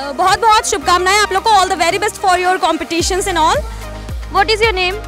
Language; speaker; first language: Hindi; native; Hindi